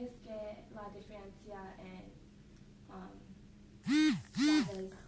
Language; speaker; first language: Spanish; non-native, learner; English